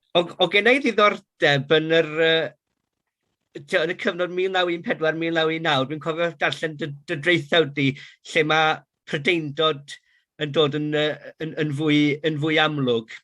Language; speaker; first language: Welsh; native; Welsh